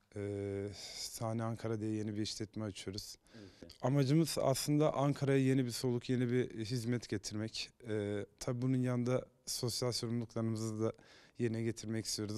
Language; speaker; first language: Turkish; native; Turkish